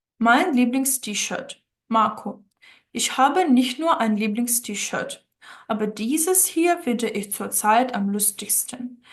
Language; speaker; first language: German; non-native, fluent; Ukrainian